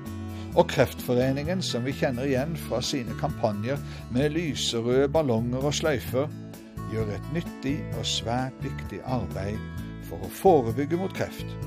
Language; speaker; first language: Norwegian; native; Norwegian